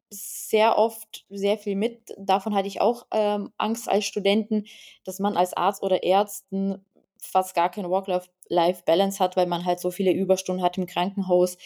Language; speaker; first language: German; non-native, fluent; Lithuanian